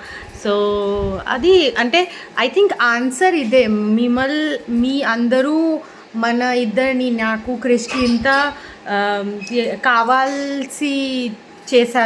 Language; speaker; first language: Telugu; non-native, fluent; Bangla